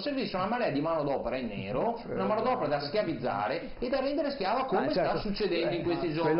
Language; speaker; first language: Italian; native; Italian